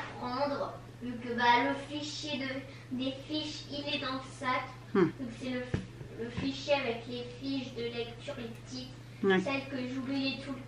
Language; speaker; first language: French; native; French